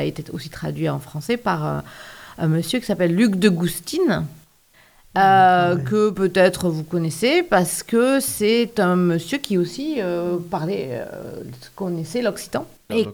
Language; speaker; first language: French; native; French